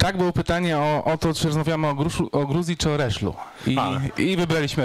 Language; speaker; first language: Polish; native; Polish